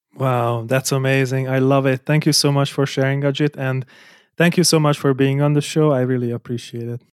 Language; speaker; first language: English; non-native, fluent; Hungarian